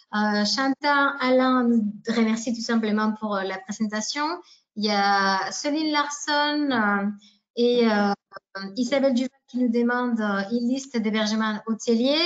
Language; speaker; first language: French; native; French